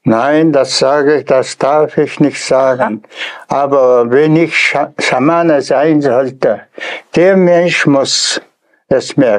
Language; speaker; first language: German; non-native, fluent; Tuvinian